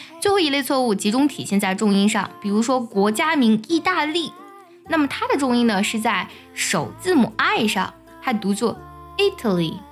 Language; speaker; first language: Chinese; native; Chinese